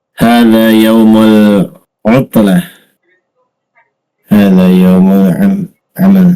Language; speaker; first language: Arabic; non-native, learner; Indonesian